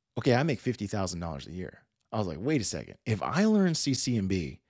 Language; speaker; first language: English; native; English